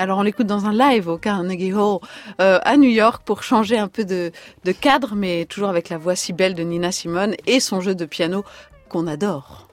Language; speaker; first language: French; native; French